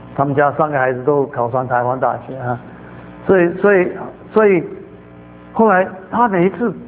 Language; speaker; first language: Chinese; native; Chinese